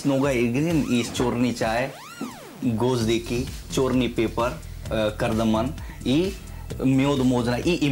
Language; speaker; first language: Russian; non-native, learner; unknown